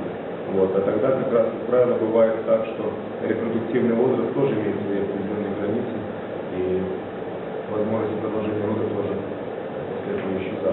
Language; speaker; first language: Russian; native; Russian